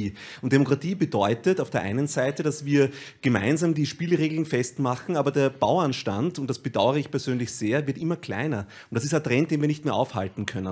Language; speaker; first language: German; native; German